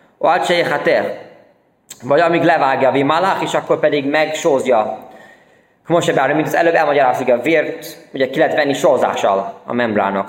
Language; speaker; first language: Hungarian; early bilingual, heritage; Hungarian